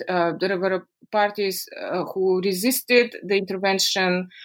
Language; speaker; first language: English; non-native, fluent; Russian